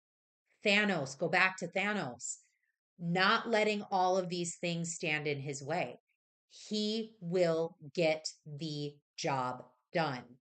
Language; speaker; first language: English; native; English